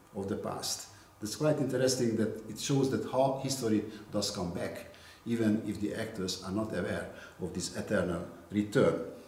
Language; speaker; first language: English; non-native, fluent; Hungarian